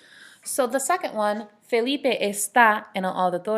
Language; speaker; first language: Spanish; non-native, fluent; English